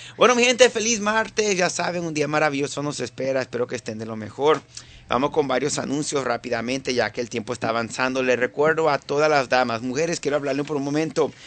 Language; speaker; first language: Spanish; early bilingual, heritage; Spanish